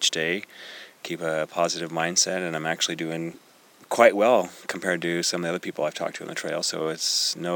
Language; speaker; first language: English; native; English